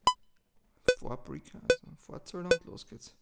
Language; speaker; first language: German; native; German